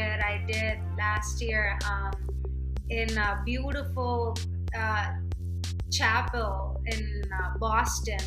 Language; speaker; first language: English; non-native, local second language; Telugu